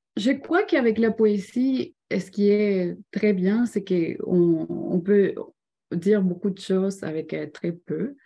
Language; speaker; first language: French; non-native, fluent; Spanish